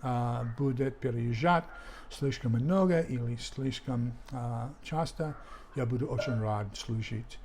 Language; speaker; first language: Russian; non-native, learner; English